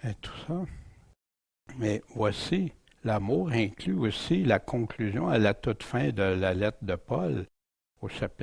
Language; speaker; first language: French; native; French